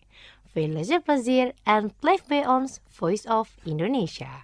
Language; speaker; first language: Dutch; non-native, fluent; Indonesian